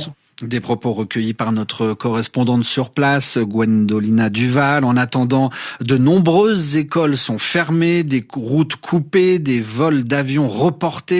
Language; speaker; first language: French; native; French